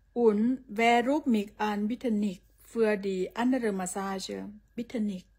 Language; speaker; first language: German; non-native, learner; Thai